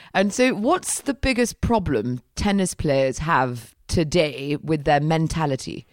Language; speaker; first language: English; native; English